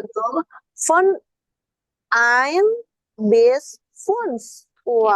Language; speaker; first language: German; non-native, learner; Indonesian